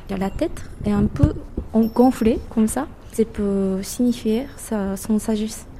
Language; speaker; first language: French; non-native, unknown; Japanese